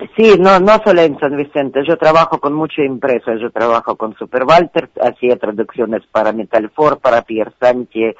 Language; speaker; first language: Spanish; non-native, learner; Ukrainian